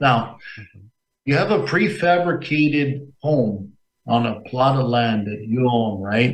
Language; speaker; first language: English; native; English